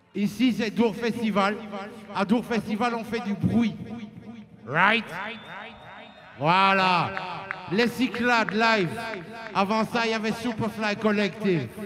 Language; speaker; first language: French; native; French